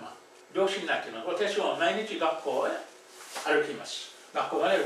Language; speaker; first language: Japanese; non-native, fluent; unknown